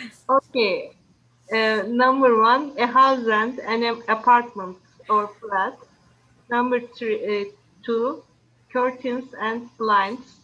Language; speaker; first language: English; non-native, learner; Turkish